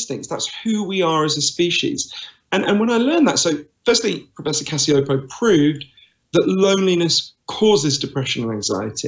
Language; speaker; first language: English; native; English